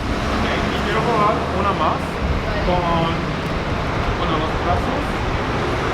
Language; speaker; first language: Spanish; non-native, learner; English